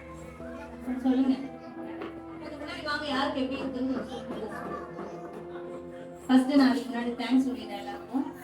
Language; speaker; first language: Tamil; native; Tamil